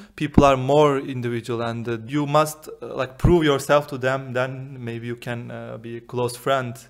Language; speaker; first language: English; non-native, fluent; Turkish